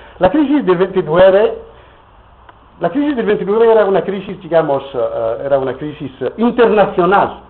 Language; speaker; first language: Spanish; non-native, fluent; French